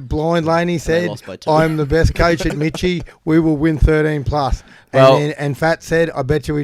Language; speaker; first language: English; native; English